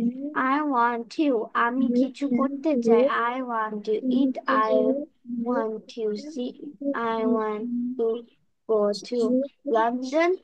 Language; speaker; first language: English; non-native, learner; Bangla